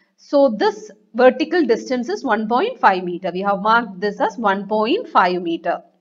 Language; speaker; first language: English; non-native, local second language; Malayalam